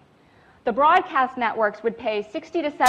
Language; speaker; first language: English; native; English